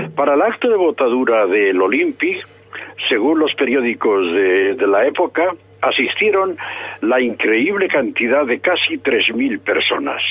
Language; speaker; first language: Spanish; native; Spanish